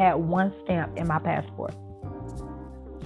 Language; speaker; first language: English; native; English